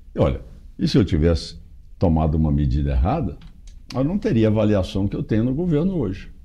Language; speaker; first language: Portuguese; native; Portuguese